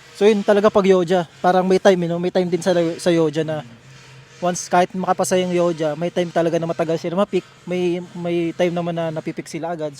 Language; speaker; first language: Filipino; native; Filipino